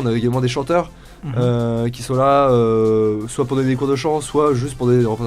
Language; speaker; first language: French; native; French